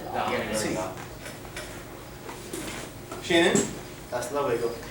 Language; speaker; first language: Spanish; non-native, fluent; English